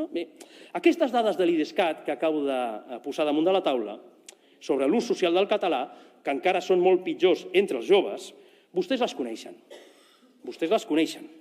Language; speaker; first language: Catalan; non-native, local second language; Spanish